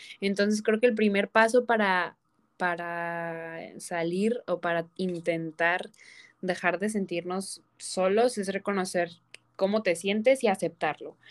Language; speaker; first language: Spanish; native; Spanish